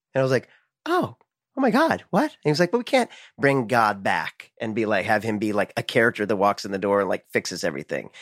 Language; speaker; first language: English; native; English